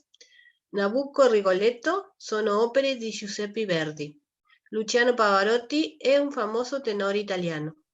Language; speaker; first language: Italian; non-native, learner; Spanish